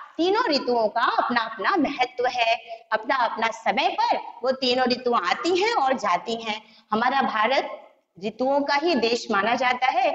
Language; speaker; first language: Hindi; non-native, local second language; Gujarati